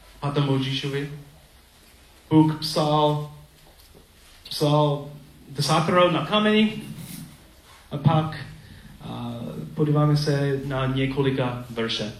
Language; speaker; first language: Czech; non-native, learner; English